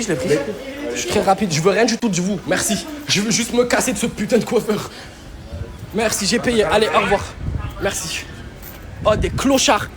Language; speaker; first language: French; native; French